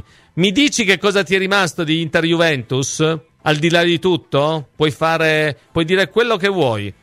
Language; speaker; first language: Italian; native; Italian